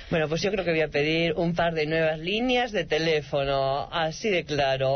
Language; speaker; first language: Spanish; native; Spanish